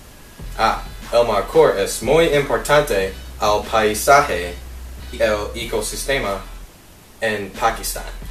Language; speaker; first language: Spanish; non-native, learner; English